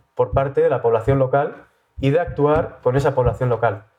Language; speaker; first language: Spanish; native; Spanish